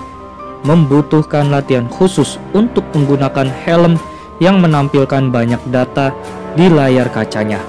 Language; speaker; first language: Indonesian; native; Indonesian